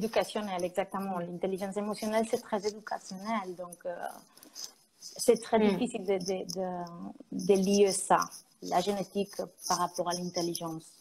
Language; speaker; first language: French; non-native, fluent; Spanish